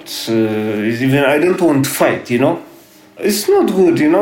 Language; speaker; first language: English; non-native, learner; Tigrinya